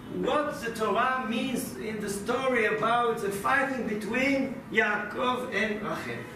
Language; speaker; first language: English; non-native, fluent; Hebrew